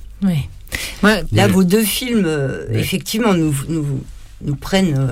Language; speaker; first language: French; native; French